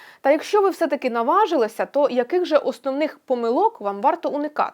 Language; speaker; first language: Ukrainian; native; Ukrainian